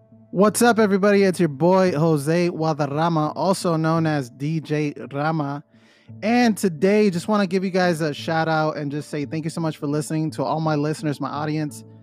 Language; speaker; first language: English; early bilingual, other home language; Spanish